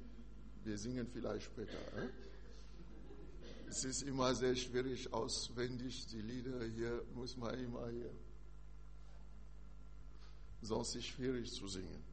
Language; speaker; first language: German; non-native, learner; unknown